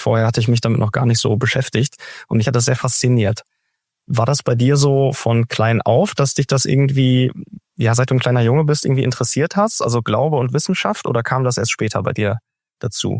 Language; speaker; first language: German; native; German